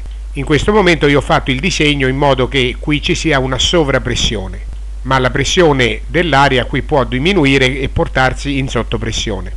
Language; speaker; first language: Italian; native; Italian